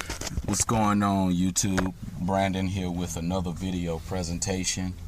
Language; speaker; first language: English; native; English